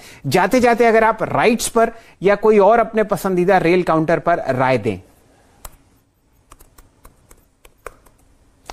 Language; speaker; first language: Hindi; native; Hindi